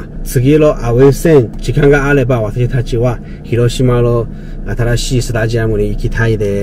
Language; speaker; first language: Japanese; non-native, fluent; Chinese